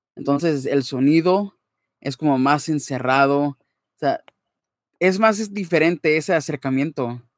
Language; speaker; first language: Spanish; native; Spanish